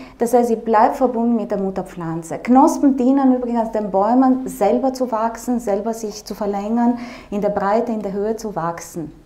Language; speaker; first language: German; non-native, fluent; Romanian